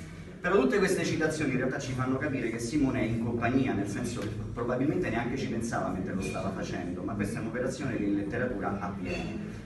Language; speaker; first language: Italian; native; Italian